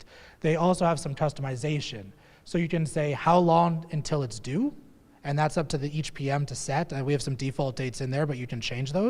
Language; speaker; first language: English; native; English